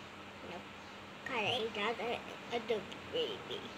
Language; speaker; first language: English; non-native, learner; Urdu